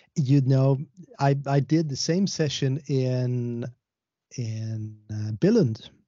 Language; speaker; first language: English; non-native, fluent; Swedish